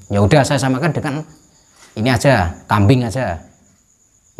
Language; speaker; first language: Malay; non-native, local second language; Javanese